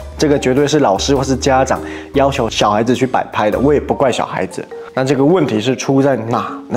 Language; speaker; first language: Chinese; native; Chinese